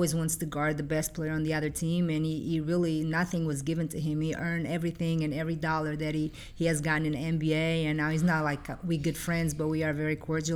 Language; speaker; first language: English; non-native, fluent; Portuguese